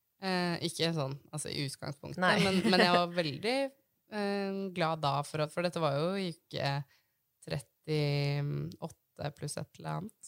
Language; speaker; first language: Norwegian; native; Norwegian